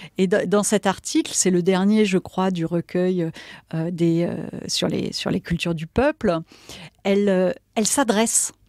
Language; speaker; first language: French; native; French